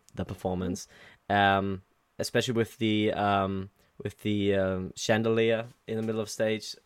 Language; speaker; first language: English; non-native, fluent; German